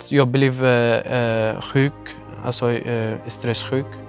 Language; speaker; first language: Swedish; non-native, learner; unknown